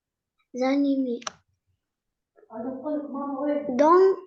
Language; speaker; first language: French; non-native, learner; Arabic